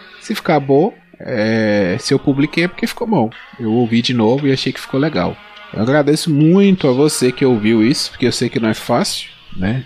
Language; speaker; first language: Portuguese; native; Portuguese